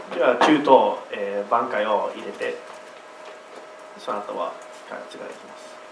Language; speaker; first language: Japanese; non-native, learner; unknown